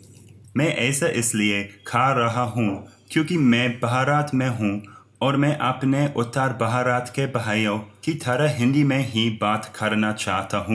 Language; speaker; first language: Hindi; non-native, learner; English